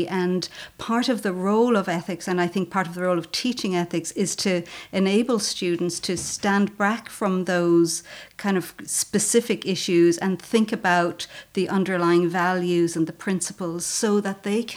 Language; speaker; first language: English; native; English